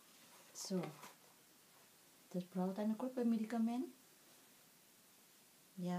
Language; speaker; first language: German; non-native, learner; Vietnamese